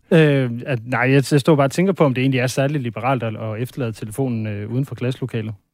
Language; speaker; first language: Danish; native; Danish